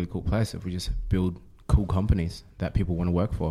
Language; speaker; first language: English; native; English